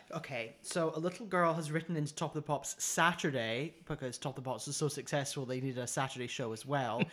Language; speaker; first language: English; native; English